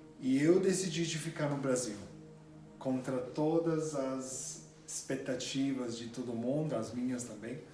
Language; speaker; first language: Portuguese; non-native, fluent; English